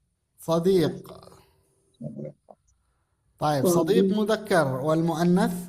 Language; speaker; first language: Arabic; non-native, fluent; Indonesian